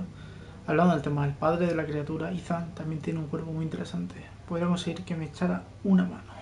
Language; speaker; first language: Spanish; native; Spanish